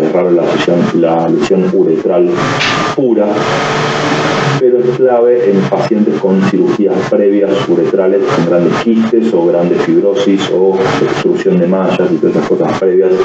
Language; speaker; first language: Spanish; native; Spanish